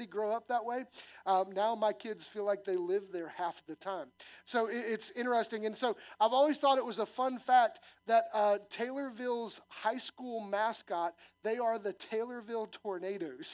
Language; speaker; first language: English; native; English